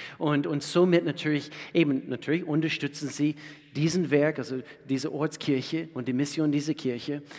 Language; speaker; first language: German; non-native, fluent; English